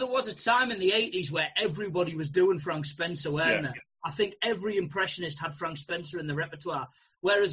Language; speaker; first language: English; native; English